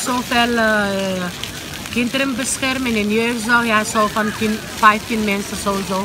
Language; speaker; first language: Dutch; non-native, learner; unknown